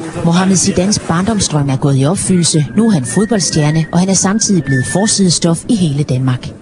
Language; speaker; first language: Danish; native; Danish